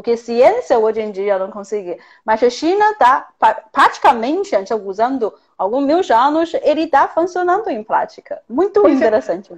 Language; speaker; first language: Portuguese; non-native, fluent; Chinese